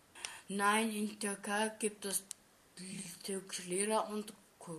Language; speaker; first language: German; early bilingual, other home language; Turkish